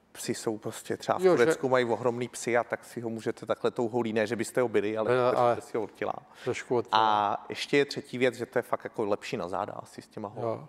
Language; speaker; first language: Czech; native; Czech